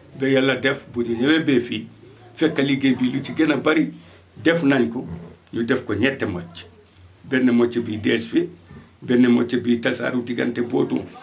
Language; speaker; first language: Wolof; non-native, local second language; Fula